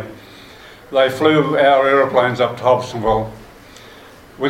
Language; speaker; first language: English; native; English